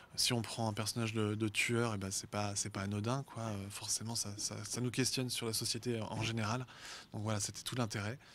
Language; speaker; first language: French; native; French